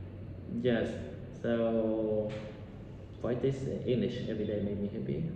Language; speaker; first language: English; non-native, learner; Vietnamese